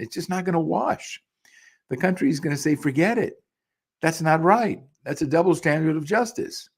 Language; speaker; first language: English; early bilingual, other home language; Spanish